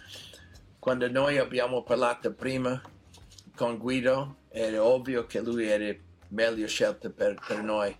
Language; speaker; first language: Italian; non-native, learner; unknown